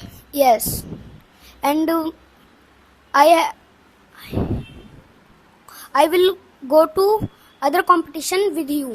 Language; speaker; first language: English; non-native, learner; Hindi